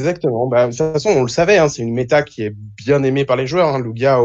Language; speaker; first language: French; native; French